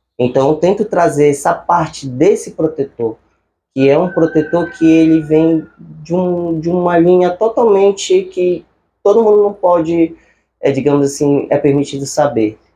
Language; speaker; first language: Portuguese; native; Portuguese